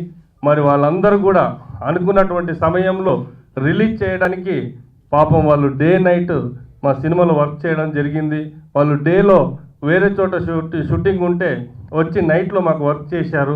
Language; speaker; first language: Telugu; native; Telugu